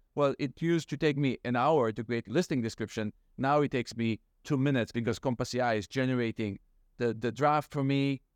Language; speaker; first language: English; non-native, fluent; Hebrew